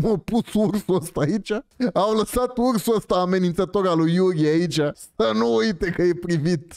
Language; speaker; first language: Romanian; native; Romanian